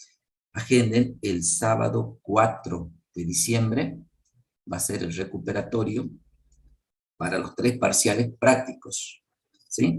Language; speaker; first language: Spanish; native; Spanish